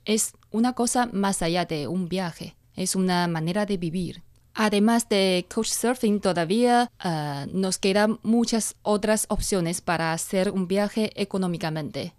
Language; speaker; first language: Spanish; non-native, fluent; Chinese